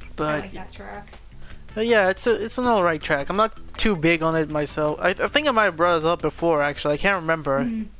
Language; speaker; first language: English; native; English